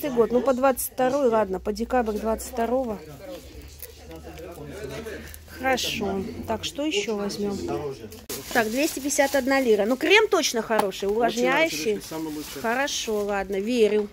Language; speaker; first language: Russian; native; Russian